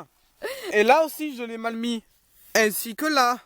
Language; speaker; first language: French; native; French